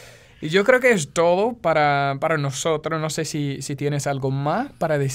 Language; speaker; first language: Spanish; non-native, fluent; English